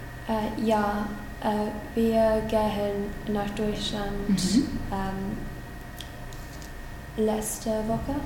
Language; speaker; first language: German; non-native, learner; English